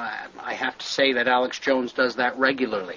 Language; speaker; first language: English; native; English